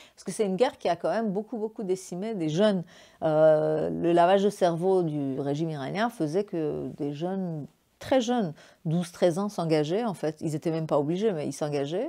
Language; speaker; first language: French; non-native, fluent; Persian